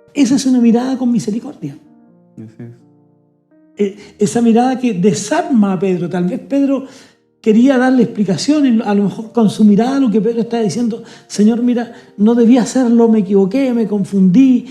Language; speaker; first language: Spanish; native; Spanish